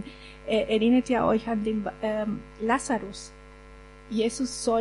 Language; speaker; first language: German; non-native, fluent; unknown